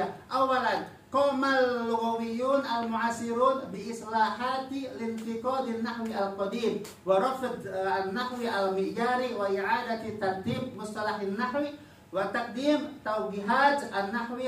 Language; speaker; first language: Arabic; non-native, fluent; Indonesian